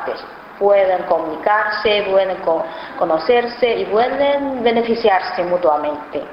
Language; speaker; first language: Spanish; non-native, fluent; Chinese